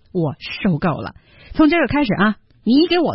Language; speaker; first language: Chinese; native; Chinese